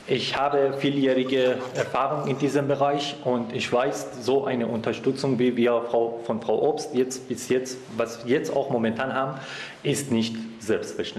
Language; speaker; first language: German; non-native, fluent; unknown